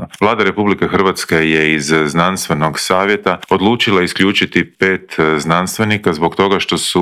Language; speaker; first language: Croatian; native; Croatian